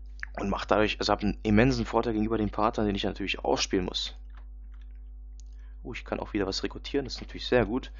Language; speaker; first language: German; native; German